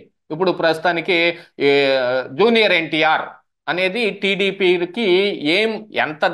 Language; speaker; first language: Telugu; native; Telugu